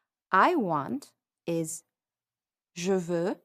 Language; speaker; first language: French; non-native, fluent; English